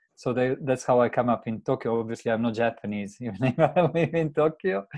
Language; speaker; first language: English; non-native, fluent; Croatian